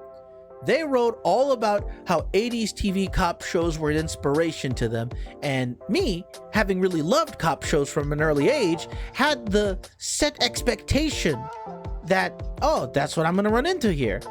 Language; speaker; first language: English; native; English